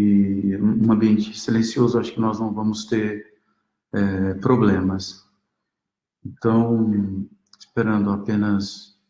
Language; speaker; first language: Portuguese; native; Portuguese